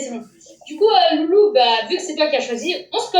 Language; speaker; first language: French; native; French